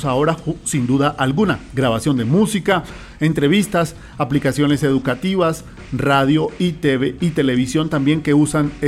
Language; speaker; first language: Spanish; native; Spanish